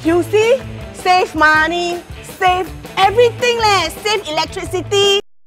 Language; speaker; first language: English; non-native, local second language; Chinese